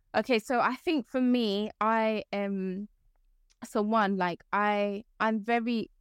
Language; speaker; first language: English; native; English